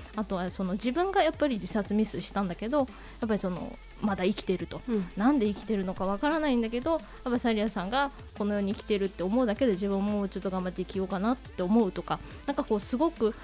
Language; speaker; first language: Japanese; native; Japanese